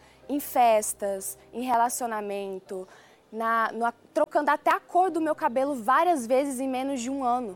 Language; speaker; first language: Portuguese; early bilingual, other home language; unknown